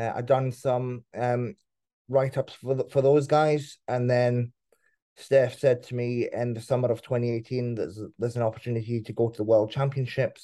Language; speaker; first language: English; native; English